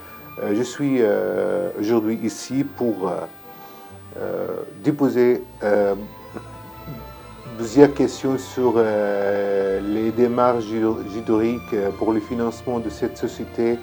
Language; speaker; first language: French; non-native, learner; Arabic